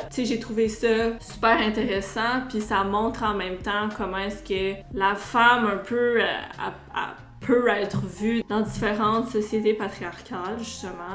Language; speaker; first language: French; native; French